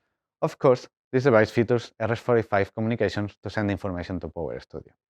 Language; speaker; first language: English; non-native, fluent; Spanish